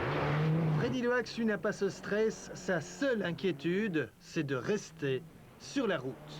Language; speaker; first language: French; native; French